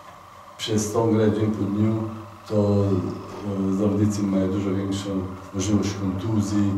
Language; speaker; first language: Polish; non-native, fluent; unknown